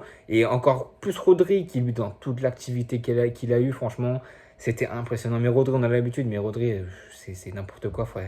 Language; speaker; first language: French; native; French